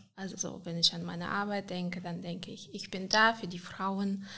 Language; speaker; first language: German; non-native, fluent; Romanian